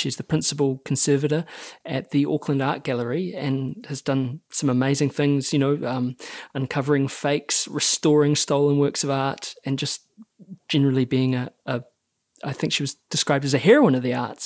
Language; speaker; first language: English; native; English